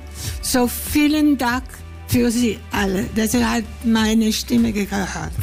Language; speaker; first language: German; non-native, learner; Greek